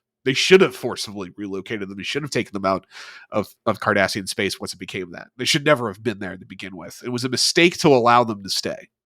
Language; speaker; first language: English; native; English